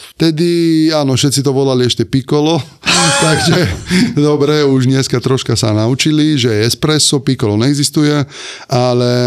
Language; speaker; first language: Slovak; non-native, fluent; Italian